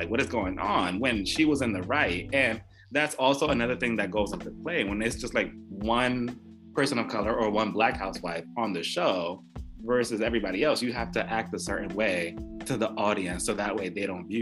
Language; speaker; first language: English; native; English